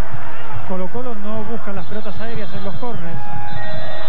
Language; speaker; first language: Spanish; native; Spanish